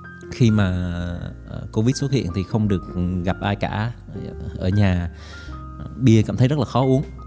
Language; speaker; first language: Vietnamese; native; Vietnamese